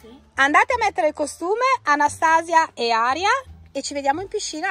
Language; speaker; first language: Italian; native; Italian